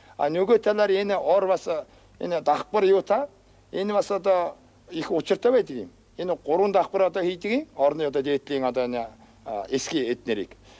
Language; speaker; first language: Mongolian; non-native, local second language; Kazakh